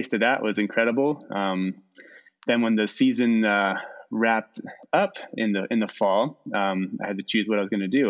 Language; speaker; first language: English; native; English